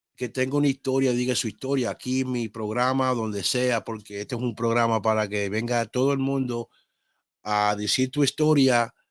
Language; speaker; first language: Spanish; early bilingual, heritage; Spanish